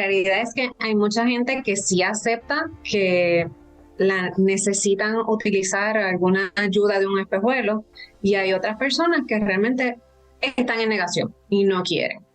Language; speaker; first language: Spanish; native; Spanish